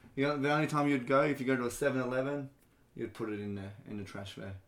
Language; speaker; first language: English; native; English